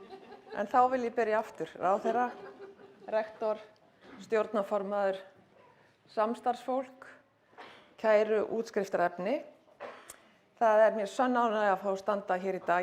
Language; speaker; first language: Icelandic; native; Icelandic